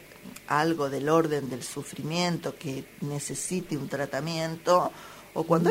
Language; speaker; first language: Spanish; native; Spanish